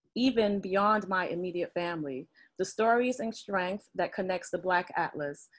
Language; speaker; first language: English; native; English